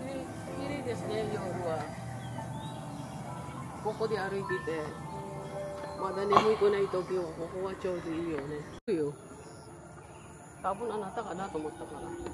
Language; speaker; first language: Japanese; non-native, learner; Filipino